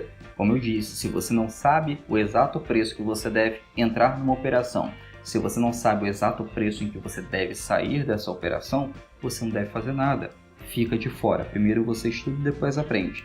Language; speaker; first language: Portuguese; native; Portuguese